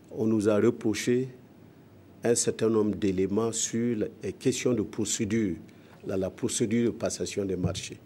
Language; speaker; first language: French; non-native, local second language; Mossi